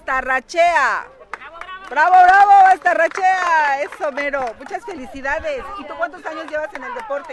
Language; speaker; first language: Spanish; native; Spanish